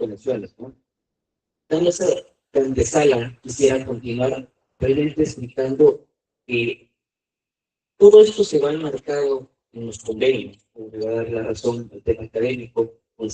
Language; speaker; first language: Spanish; native; Spanish